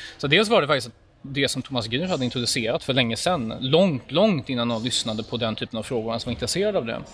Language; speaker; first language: Swedish; early bilingual, other home language; Polish